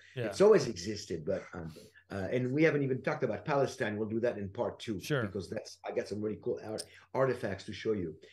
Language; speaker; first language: English; non-native, fluent; French